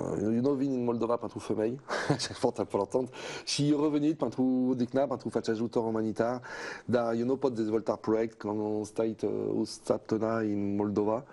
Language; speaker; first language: Romanian; non-native, learner; French